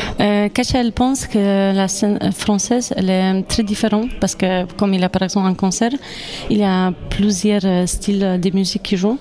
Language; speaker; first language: French; non-native, fluent; Polish